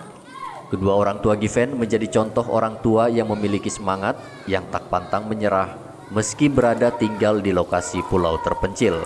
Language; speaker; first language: Indonesian; native; Indonesian